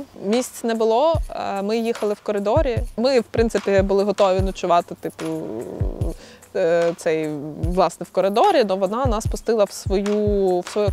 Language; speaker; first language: Ukrainian; native; Ukrainian